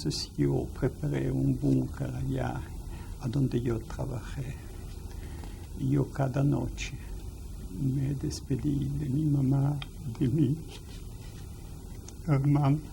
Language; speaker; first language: Spanish; non-native, fluent; Yiddish